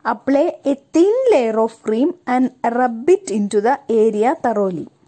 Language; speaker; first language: English; non-native, local second language; Malayalam